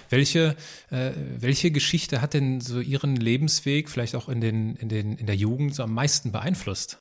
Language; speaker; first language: German; native; German